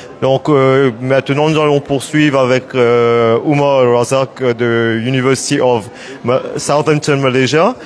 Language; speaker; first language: French; non-native, local second language; Morisyen